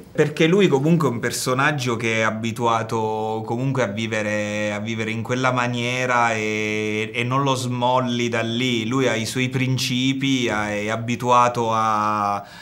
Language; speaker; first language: Italian; native; Italian